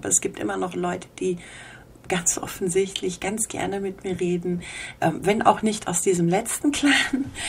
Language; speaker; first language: German; native; German